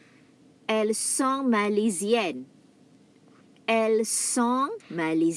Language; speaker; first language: French; non-native, fluent; Malay